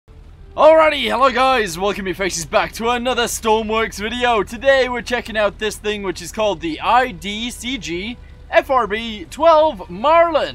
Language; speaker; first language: English; native; English